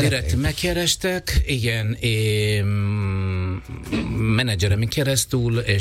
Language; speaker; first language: Hungarian; non-native, learner; Italian